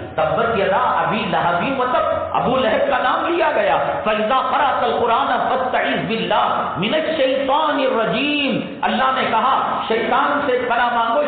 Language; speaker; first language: Urdu; native; Urdu